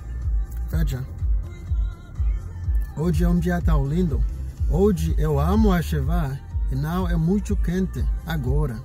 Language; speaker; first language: Portuguese; non-native, learner; Haitian Creole